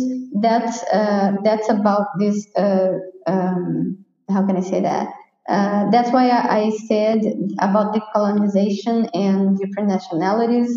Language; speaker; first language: English; non-native, fluent; Portuguese